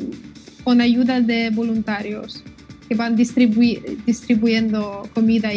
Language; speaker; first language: Spanish; non-native, fluent; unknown